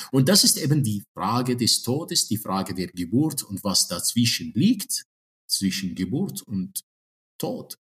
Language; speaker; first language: German; non-native, fluent; Arabic